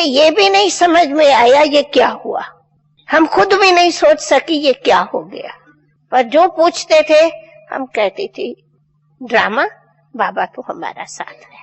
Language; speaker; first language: Hindi; non-native, local second language; Sindhi